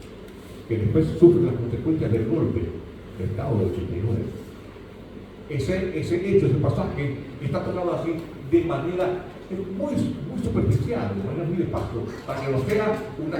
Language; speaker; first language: Spanish; native; Spanish